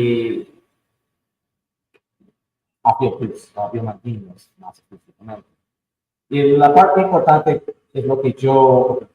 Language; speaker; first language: Spanish; non-native, fluent; English